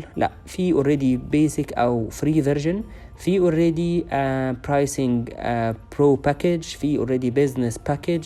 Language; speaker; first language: Arabic; native; Arabic